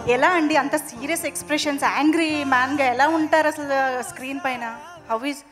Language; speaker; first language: Telugu; native; Telugu